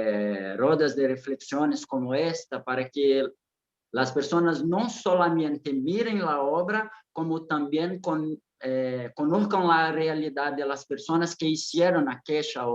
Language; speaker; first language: Spanish; non-native, fluent; Portuguese